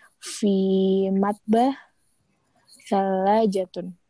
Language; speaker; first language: Arabic; non-native, learner; Indonesian